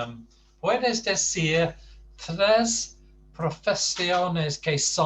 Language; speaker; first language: Spanish; non-native, fluent; English